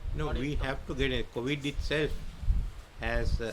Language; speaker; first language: English; non-native, local second language; Sinhala